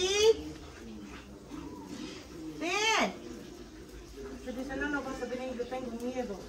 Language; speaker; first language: Spanish; non-native, learner; English